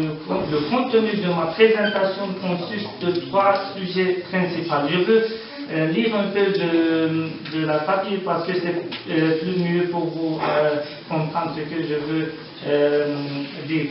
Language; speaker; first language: French; non-native, learner; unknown